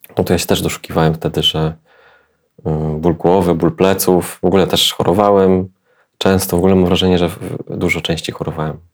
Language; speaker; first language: Polish; native; Polish